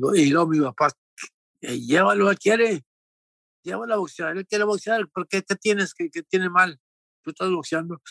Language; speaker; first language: Spanish; native; Spanish